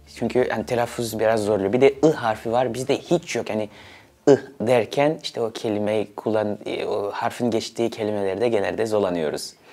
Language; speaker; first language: Turkish; early bilingual, other home language; Swahili